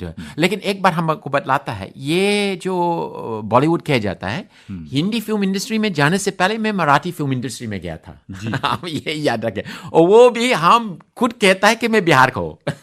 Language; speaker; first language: Hindi; non-native, fluent; English